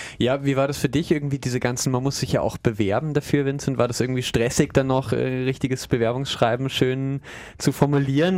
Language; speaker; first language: German; native; German